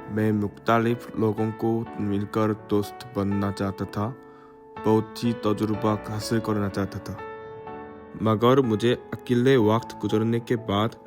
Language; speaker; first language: Urdu; non-native, learner; Korean